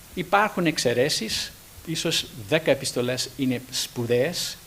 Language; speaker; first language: Greek; non-native, fluent; English